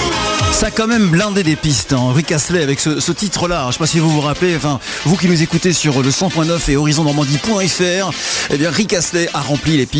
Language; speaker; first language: French; native; French